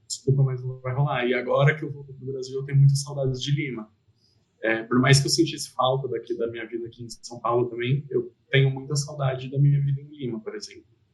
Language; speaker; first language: Portuguese; native; Portuguese